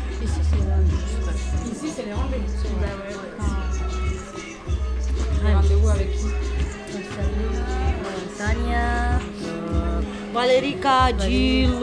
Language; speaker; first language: French; non-native, learner; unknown